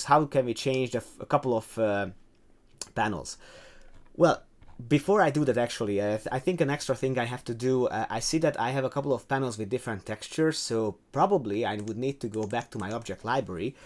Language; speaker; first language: English; non-native, fluent; Hungarian